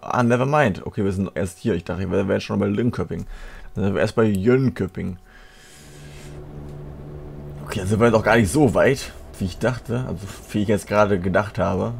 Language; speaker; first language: German; native; German